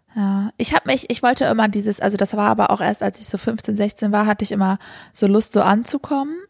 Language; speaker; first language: German; native; German